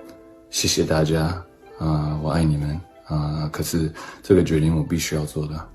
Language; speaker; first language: Chinese; early bilingual, heritage; English